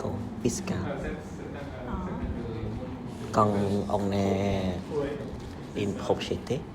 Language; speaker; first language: French; non-native, learner; Khmer